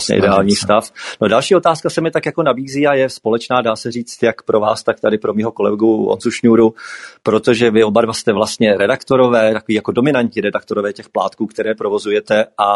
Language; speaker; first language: Czech; native; Czech